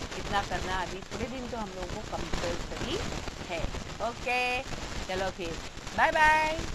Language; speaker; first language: Hindi; non-native, local second language; Marathi